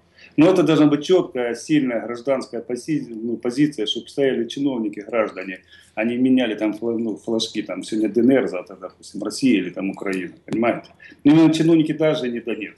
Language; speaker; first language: Russian; native; Russian